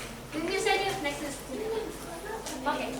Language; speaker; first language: English; non-native, fluent; Indonesian